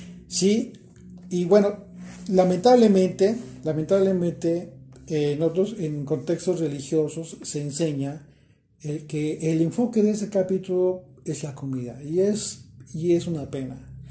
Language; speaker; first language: Spanish; native; Spanish